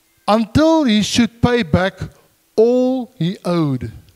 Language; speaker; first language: English; non-native, local second language; Afrikaans